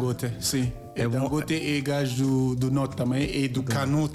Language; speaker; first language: Portuguese; non-native, learner; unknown